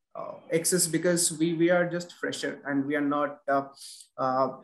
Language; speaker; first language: English; non-native, local second language; Bangla